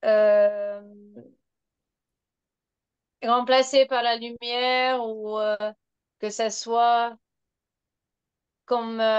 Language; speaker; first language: French; non-native, fluent; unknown